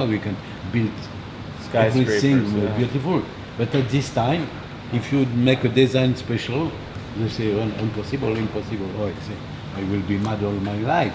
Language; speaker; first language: English; non-native, learner; French